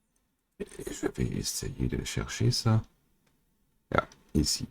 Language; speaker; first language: French; non-native, learner; German